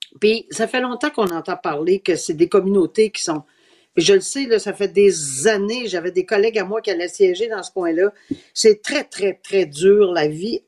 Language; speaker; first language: French; native; French